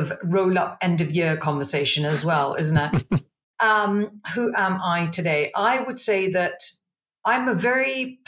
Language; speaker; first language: English; non-native, local second language; Punjabi